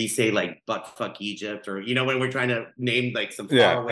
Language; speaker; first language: English; non-native, fluent; Spanish